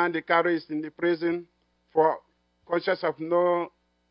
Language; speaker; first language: English; non-native, local second language; Igbo